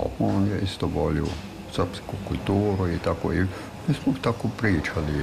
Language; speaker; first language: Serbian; non-native, fluent; German